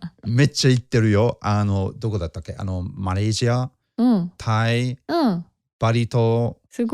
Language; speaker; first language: Japanese; non-native, fluent; English